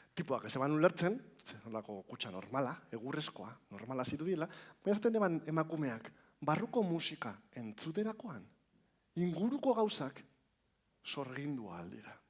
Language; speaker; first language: Basque; native; Basque